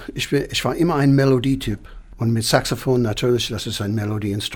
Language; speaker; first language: German; non-native, fluent; English